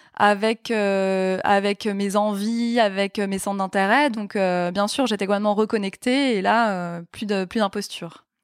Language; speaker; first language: French; native; French